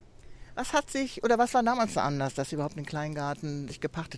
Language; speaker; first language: German; native; German